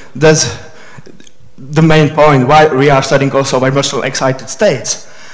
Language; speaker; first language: English; non-native, fluent; Czech